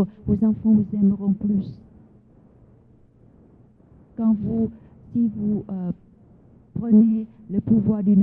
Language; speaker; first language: French; non-native, fluent; Vietnamese